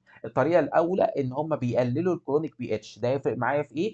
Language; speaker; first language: Arabic; native; Arabic